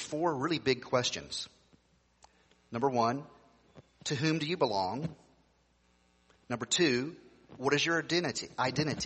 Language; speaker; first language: English; native; English